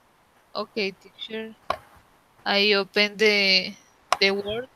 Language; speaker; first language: English; non-native, learner; Spanish